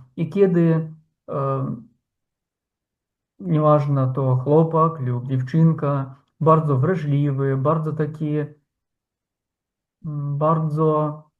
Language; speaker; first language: Polish; non-native, fluent; Ukrainian